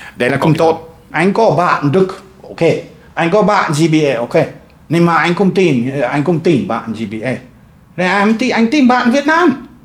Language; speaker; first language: Vietnamese; non-native, fluent; German